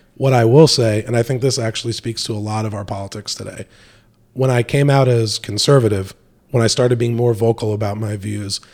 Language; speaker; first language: English; native; English